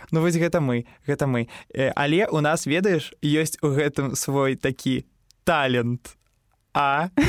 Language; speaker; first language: Belarusian; non-native, local second language; Russian